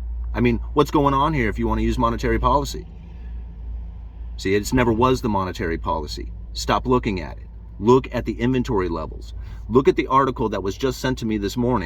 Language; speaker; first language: English; native; English